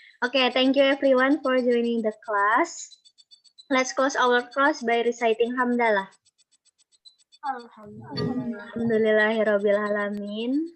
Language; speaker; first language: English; non-native, learner; Indonesian